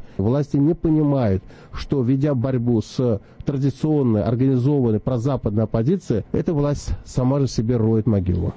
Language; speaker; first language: Russian; non-native, local second language; Azerbaijani